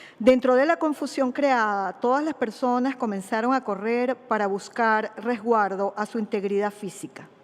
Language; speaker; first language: Spanish; native; Spanish